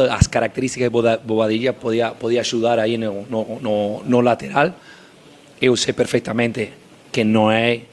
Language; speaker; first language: Portuguese; non-native, fluent; Spanish